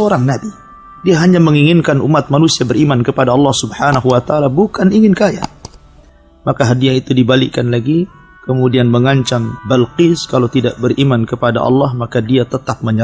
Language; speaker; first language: Indonesian; native; Indonesian